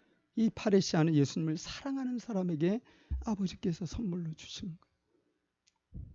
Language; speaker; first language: Korean; native; Korean